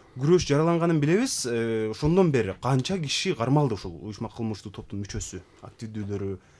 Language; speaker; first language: Kyrgyz; native; Kyrgyz